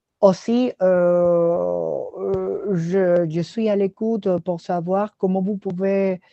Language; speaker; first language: French; non-native, learner; Spanish